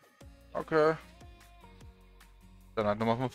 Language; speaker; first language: German; native; German